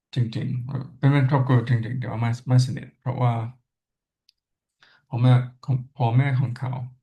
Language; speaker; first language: Thai; non-native, learner; English